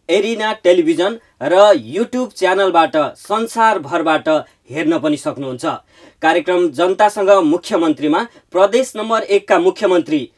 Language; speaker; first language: Nepali; native; Nepali